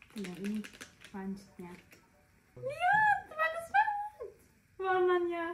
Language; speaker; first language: Indonesian; non-native, learner; Turkish